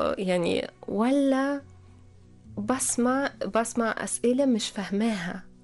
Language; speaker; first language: Arabic; non-native, fluent; Russian